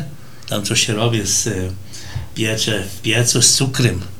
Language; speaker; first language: Polish; early bilingual, heritage; Polish